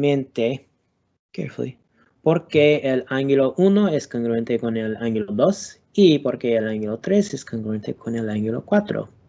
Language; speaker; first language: Spanish; non-native, learner; English